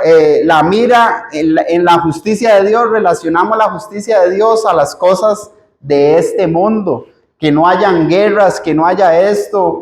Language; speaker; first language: Spanish; native; Spanish